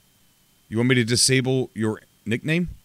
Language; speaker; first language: English; native; English